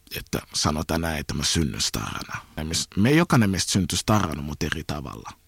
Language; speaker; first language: Finnish; early bilingual, other home language; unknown